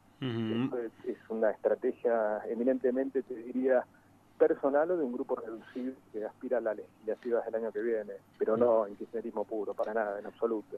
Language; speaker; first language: Spanish; native; Spanish